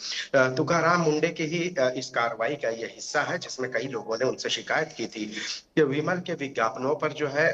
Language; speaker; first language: Hindi; native; Hindi